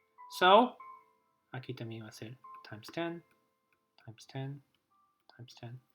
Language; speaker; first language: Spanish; non-native, fluent; English